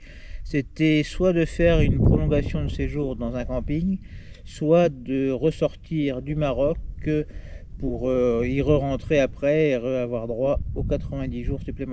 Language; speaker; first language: French; native; French